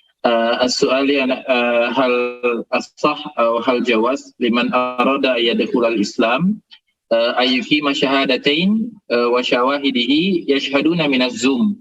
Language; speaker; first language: Arabic; non-native, learner; Indonesian